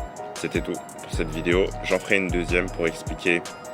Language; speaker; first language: French; native; French